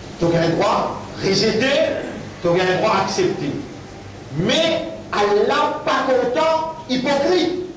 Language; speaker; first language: French; non-native, local second language; Morisyen